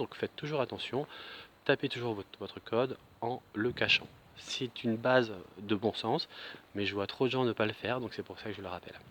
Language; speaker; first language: French; native; French